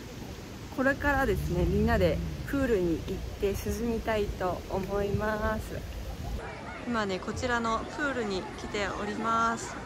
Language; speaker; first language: Japanese; native; Japanese